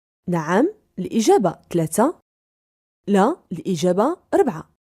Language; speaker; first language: Arabic; native; Arabic